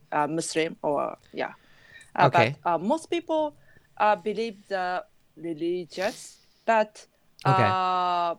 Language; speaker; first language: English; non-native, learner; Japanese